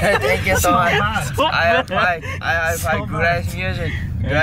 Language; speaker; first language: English; non-native, learner; Japanese